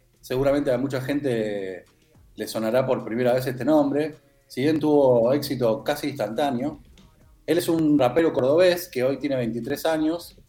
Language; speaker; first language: Spanish; native; Spanish